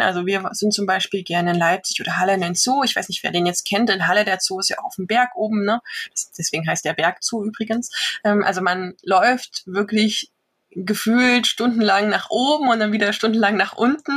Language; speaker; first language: German; native; German